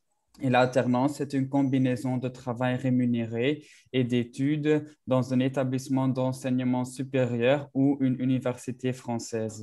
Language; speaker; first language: French; non-native, local second language; Dutch